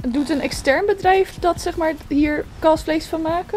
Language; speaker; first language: Dutch; native; Dutch